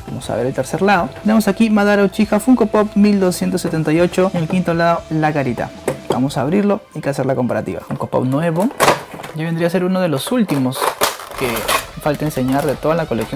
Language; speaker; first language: Spanish; native; Spanish